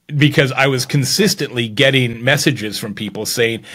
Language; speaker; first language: English; native; English